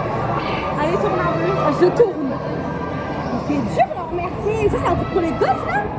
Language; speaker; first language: French; native; French